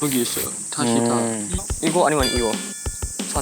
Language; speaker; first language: Korean; non-native, learner; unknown